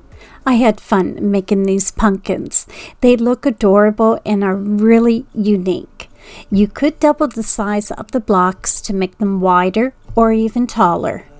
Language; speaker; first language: English; native; English